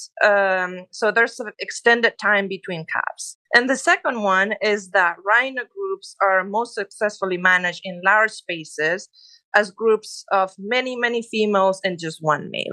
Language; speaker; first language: English; non-native, fluent; Spanish